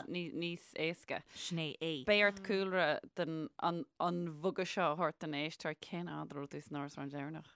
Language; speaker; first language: Irish; native; Irish